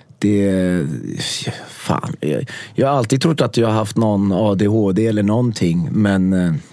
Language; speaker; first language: Swedish; early bilingual, other home language; Persian